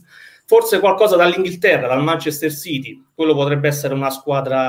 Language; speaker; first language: Italian; native; Italian